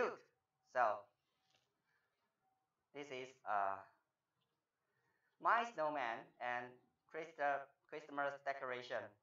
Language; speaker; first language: English; non-native, fluent; Chinese